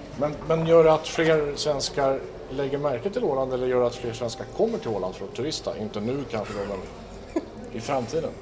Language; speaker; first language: Swedish; native; Swedish